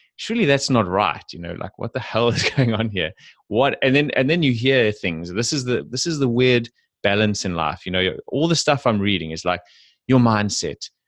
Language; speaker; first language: English; native; English